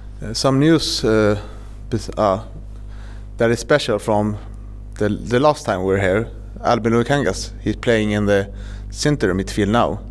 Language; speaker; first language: English; non-native, fluent; Swedish